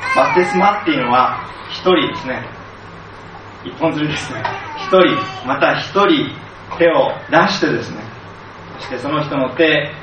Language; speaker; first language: Japanese; native; Japanese